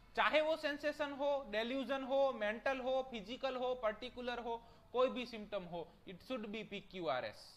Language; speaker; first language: Hindi; non-native, local second language; Gujarati